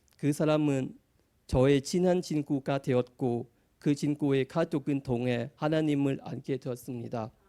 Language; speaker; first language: Korean; non-native, fluent; Thai